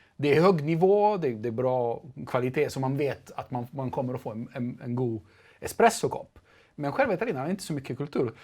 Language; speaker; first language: Swedish; non-native, fluent; Italian